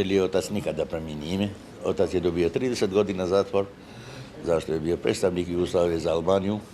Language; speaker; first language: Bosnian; early bilingual, heritage; Serbian